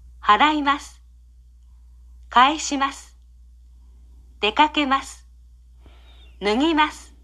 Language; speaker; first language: Japanese; non-native, fluent; Indonesian